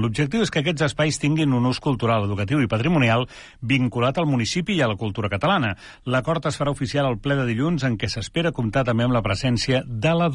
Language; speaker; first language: Catalan; native; Catalan